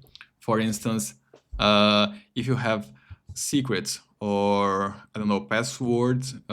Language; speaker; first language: English; non-native, fluent; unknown